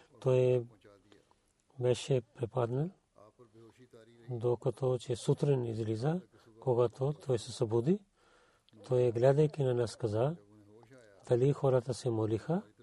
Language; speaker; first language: Bulgarian; non-native, learner; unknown